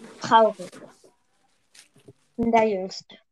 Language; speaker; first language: German; early bilingual, other home language; Vietnamese